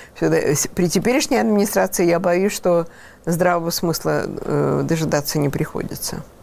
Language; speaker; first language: Russian; native; Russian